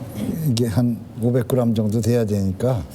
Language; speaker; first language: Korean; native; Korean